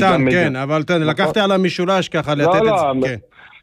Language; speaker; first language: Hebrew; non-native, local second language; Arabic